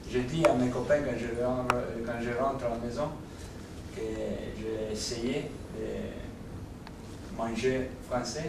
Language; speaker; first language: French; non-native, fluent; Italian